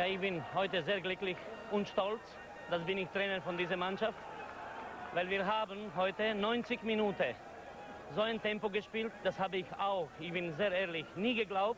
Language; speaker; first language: German; non-native, fluent; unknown